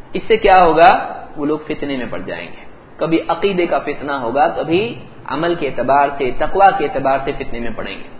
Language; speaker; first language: Urdu; native; Urdu